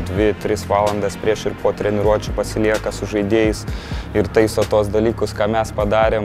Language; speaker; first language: Lithuanian; native; Lithuanian